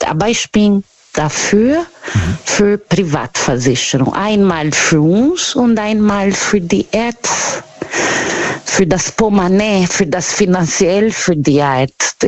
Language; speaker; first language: German; non-native, fluent; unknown